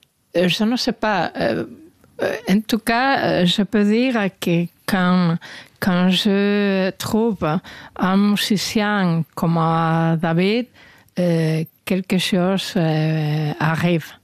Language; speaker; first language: French; non-native, fluent; Spanish